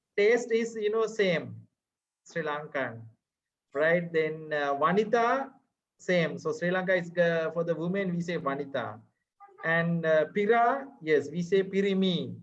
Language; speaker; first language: English; non-native, fluent; Sinhala